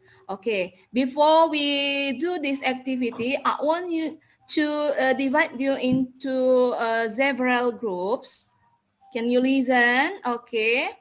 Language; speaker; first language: English; non-native, learner; Indonesian